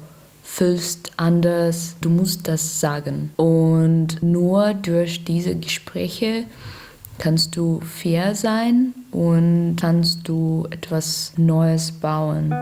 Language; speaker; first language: German; non-native, learner; Russian